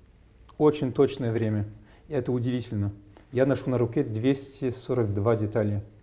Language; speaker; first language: Russian; non-native, fluent; English